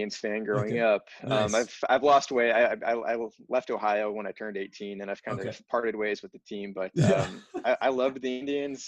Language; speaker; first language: English; native; English